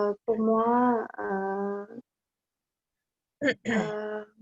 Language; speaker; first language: French; non-native, learner; Kazakh